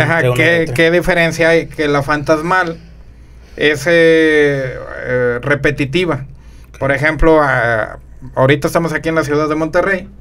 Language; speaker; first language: Spanish; native; Spanish